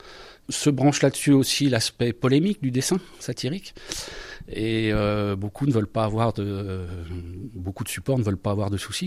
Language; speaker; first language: French; native; French